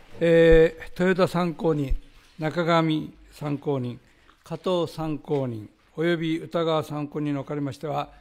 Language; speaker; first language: Japanese; native; Japanese